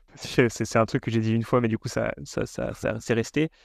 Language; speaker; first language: French; native; French